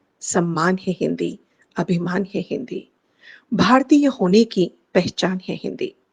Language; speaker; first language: Hindi; native; Hindi